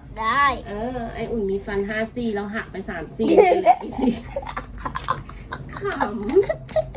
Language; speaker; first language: Thai; native; Thai